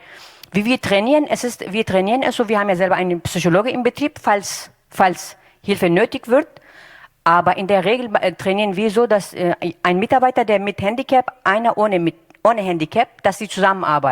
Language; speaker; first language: German; non-native, fluent; Turkish